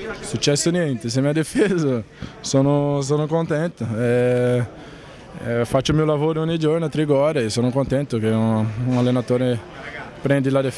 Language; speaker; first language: Italian; non-native, fluent; Portuguese